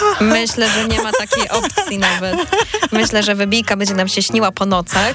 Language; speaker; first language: Polish; native; Polish